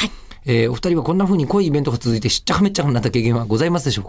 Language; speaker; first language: Japanese; native; Japanese